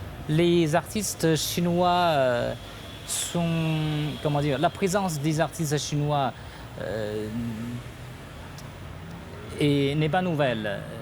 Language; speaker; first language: French; non-native, fluent; Chinese